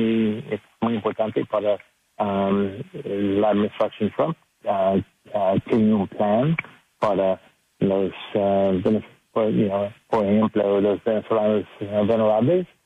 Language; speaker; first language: Spanish; non-native, learner; English